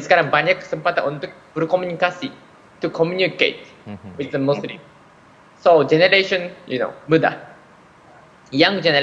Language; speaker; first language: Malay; non-native, fluent; Japanese